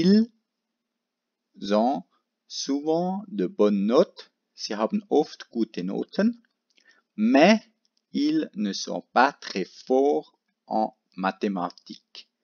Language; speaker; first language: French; non-native, local second language; German